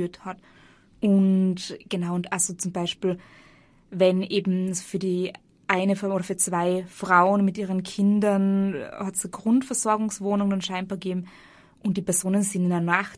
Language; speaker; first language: German; native; German